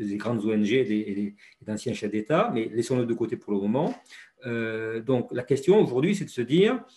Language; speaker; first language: French; native; French